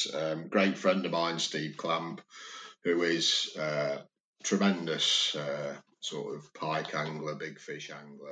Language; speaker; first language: English; native; English